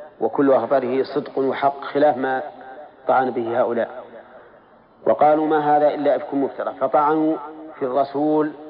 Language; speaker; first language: Arabic; native; Arabic